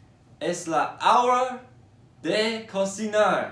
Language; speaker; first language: Spanish; non-native, learner; English